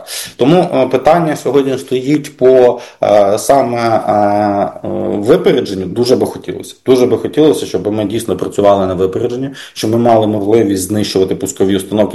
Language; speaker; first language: Ukrainian; native; Ukrainian